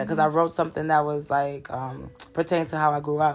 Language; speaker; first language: English; early bilingual, other home language; Spanish